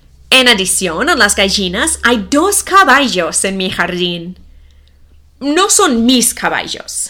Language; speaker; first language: Spanish; non-native, fluent; English